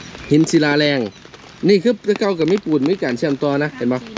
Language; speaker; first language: Thai; non-native, local second language; Northeastern Thai